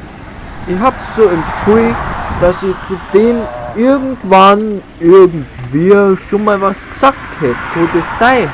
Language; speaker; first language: German; native; German